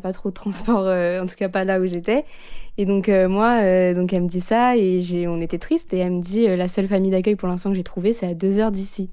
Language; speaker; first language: French; native; French